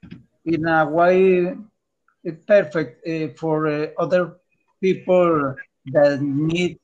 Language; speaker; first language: English; non-native, learner; Spanish